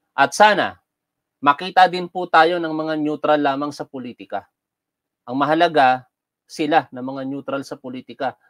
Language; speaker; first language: Filipino; native; Filipino